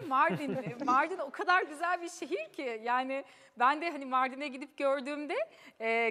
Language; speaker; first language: Turkish; native; Turkish